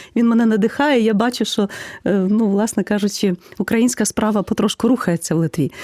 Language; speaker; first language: Ukrainian; native; Ukrainian